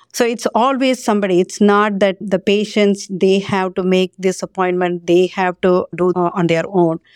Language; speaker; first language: English; non-native, local second language; Tamil